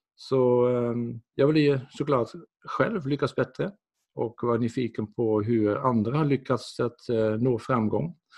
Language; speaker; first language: Swedish; non-native, fluent; Dutch